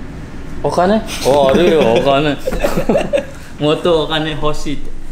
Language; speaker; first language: Japanese; non-native, learner; Indonesian